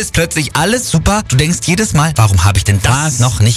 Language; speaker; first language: German; native; German